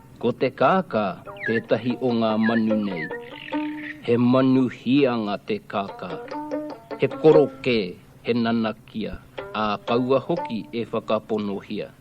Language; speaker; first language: Māori; native; Māori